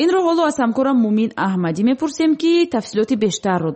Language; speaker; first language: Tajik; native; Tajik